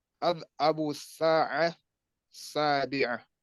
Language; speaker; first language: Arabic; non-native, learner; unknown